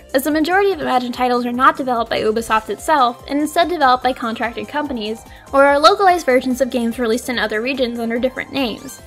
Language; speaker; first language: English; native; English